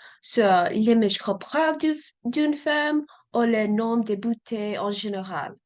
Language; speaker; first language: French; non-native, learner; English